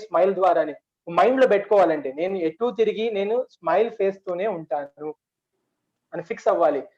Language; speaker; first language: Telugu; non-native, local second language; Urdu